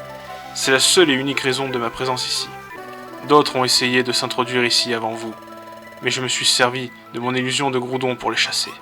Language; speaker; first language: French; native; French